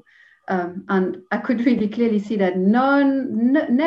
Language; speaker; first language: English; non-native, fluent; French